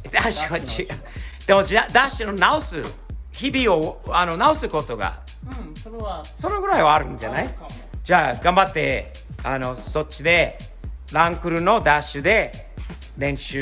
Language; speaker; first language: Japanese; native; Japanese